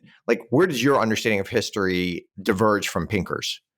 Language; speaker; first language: English; native; English